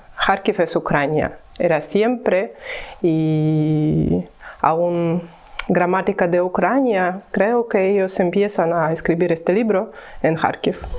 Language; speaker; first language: Spanish; non-native, learner; Ukrainian